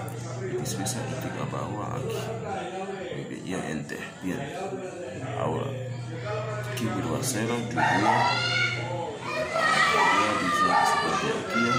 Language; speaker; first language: Spanish; non-native, learner; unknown